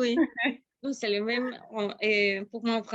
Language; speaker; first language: French; non-native, learner; Spanish